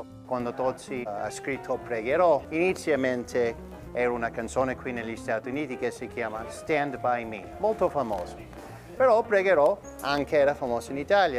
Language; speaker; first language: Italian; early bilingual, heritage; Italian